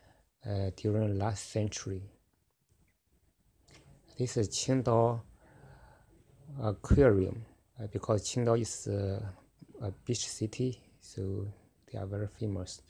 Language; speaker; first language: English; non-native, fluent; Chinese